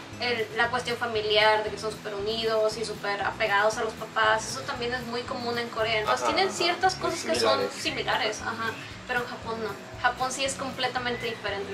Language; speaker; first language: Spanish; native; Spanish